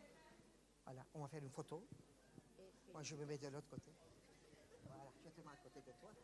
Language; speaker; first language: French; non-native, fluent; Turkish